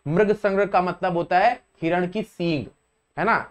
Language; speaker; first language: Hindi; native; Hindi